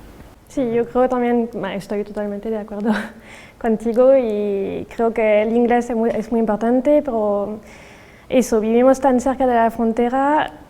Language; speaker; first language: Spanish; non-native, fluent; French